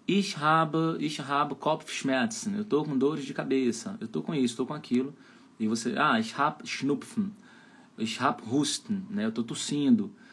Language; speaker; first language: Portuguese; native; Portuguese